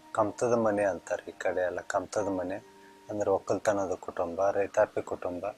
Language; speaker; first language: Kannada; native; Kannada